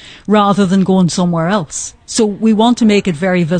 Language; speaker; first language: English; native; English